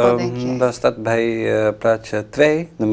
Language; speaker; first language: Dutch; non-native, learner; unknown